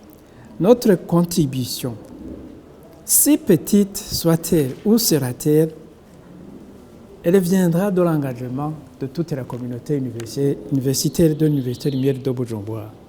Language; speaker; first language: French; non-native, local second language; Rundi